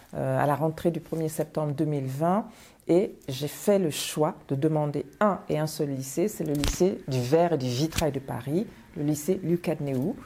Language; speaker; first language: French; non-native, local second language; Bambara